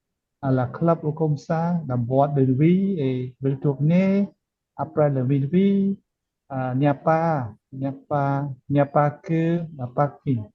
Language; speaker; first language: French; non-native, learner; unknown